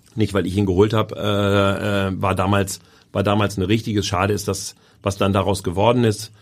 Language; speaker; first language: German; native; German